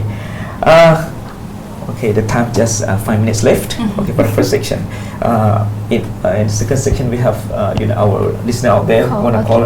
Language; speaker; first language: English; non-native, fluent; Pattani Malay